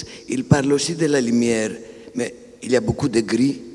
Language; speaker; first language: French; non-native, fluent; Greek